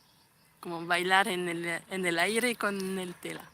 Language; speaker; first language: Spanish; non-native, fluent; French